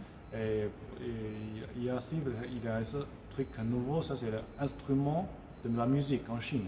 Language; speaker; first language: French; non-native, learner; Chinese